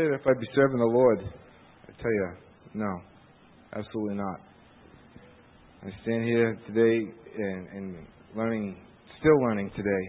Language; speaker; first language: English; native; English